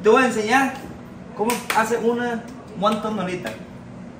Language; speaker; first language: Spanish; non-native, learner; Chinese